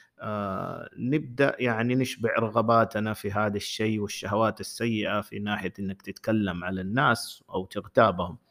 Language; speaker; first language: Arabic; native; Arabic